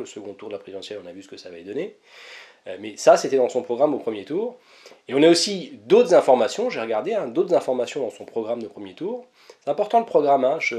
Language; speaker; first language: French; native; French